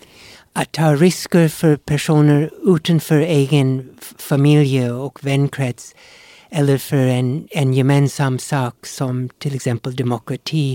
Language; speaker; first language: Swedish; non-native, fluent; English